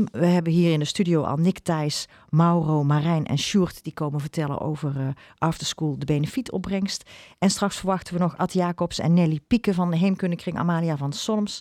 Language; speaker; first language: Dutch; native; Dutch